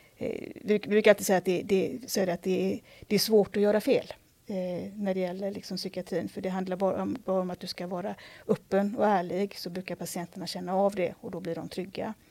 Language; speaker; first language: Swedish; native; Swedish